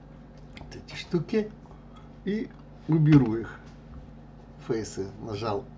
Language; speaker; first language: Russian; native; Russian